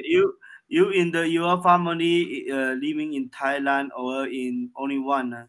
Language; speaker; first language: English; non-native, learner; Chinese